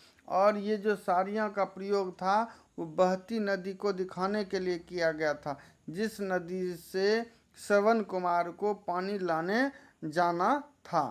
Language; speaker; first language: Hindi; native; Hindi